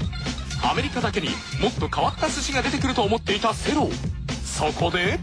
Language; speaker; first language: Japanese; native; Japanese